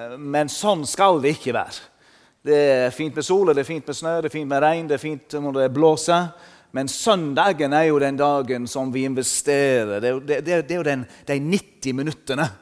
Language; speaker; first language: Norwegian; non-native, fluent; English